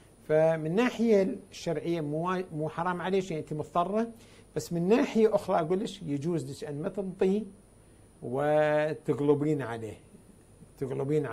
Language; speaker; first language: Arabic; native; Arabic